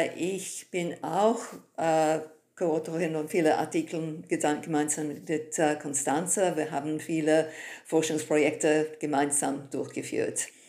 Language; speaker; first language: German; non-native, fluent; English